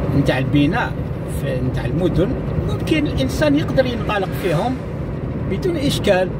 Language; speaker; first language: Arabic; native; Arabic